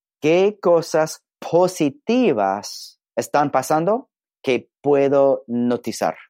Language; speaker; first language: Spanish; non-native, learner; English